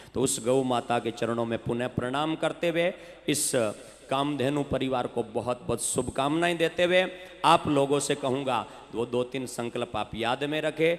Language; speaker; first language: Hindi; native; Hindi